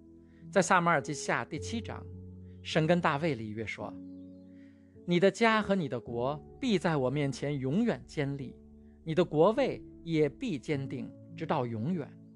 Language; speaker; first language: Chinese; native; Chinese